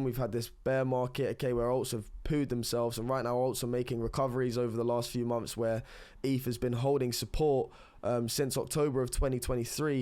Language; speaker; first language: English; native; English